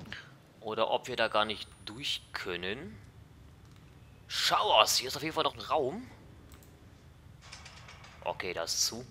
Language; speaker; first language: German; native; German